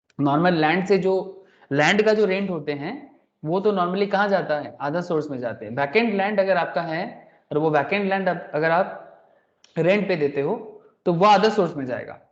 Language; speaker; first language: Hindi; non-native, local second language; Bangla